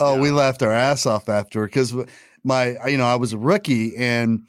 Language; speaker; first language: English; native; English